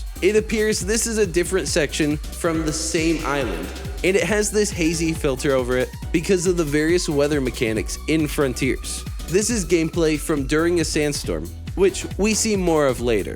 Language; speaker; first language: English; native; English